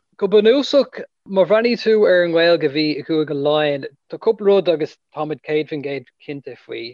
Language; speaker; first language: Irish; non-native, local second language; English